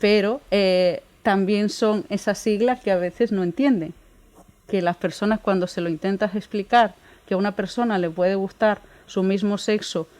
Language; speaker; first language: Spanish; native; Spanish